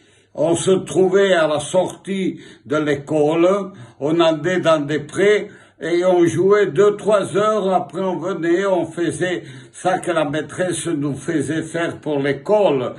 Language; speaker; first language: French; non-native, local second language; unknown